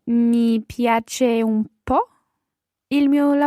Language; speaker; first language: Italian; non-native, learner; English